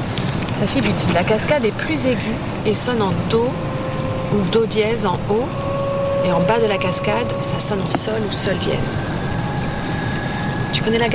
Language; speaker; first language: French; native; French